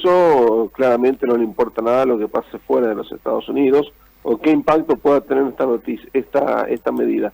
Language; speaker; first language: Spanish; native; Spanish